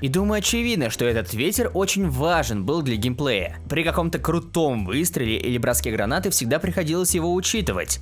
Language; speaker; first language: Russian; native; Russian